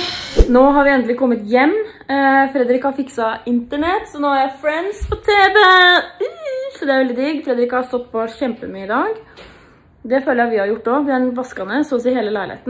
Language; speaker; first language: Norwegian; native; Norwegian